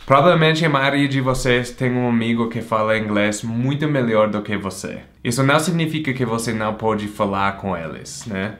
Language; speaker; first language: Portuguese; non-native, fluent; English